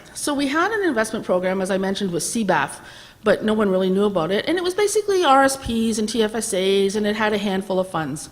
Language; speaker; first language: English; native; English